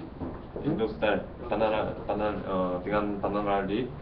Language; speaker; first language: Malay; non-native, learner; Korean